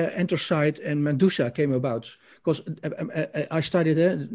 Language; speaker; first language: English; non-native, learner; Dutch